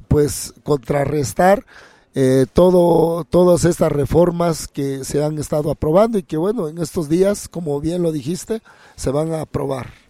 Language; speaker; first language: Spanish; native; Spanish